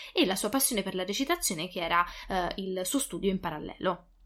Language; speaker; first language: Italian; native; Italian